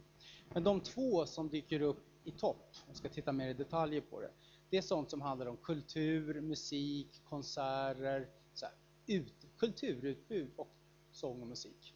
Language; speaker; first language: Swedish; native; Swedish